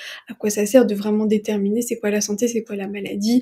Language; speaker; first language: French; non-native, local second language; Arabic